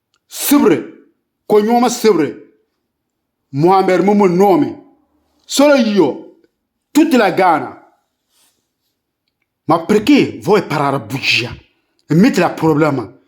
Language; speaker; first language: Italian; non-native, learner; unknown